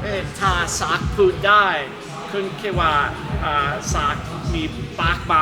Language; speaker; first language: Thai; non-native, learner; English